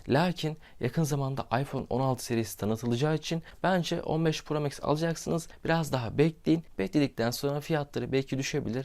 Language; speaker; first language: Turkish; native; Turkish